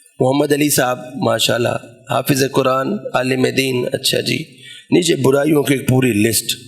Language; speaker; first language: Urdu; non-native, local second language; Punjabi